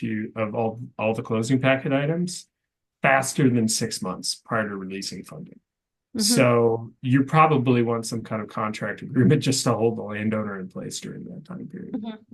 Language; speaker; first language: English; native; English